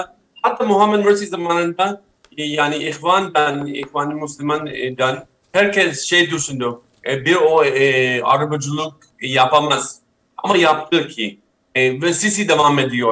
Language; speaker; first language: Turkish; non-native, fluent; English